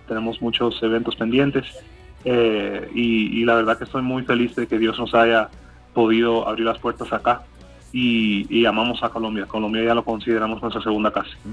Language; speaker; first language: Spanish; early bilingual, heritage; English